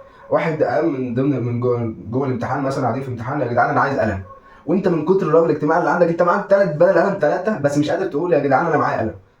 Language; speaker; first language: Arabic; native; Arabic